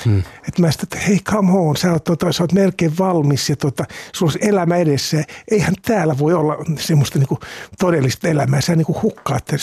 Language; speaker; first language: Finnish; native; Finnish